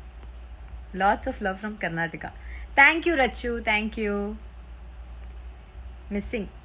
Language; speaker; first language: Malayalam; early bilingual, heritage; Malayalam